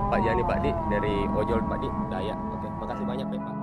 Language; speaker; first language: Indonesian; native; Indonesian